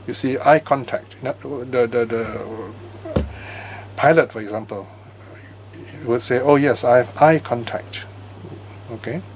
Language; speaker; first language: English; native; English